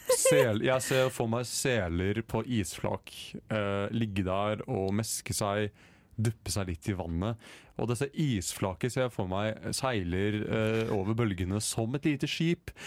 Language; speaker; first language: Norwegian; native; Norwegian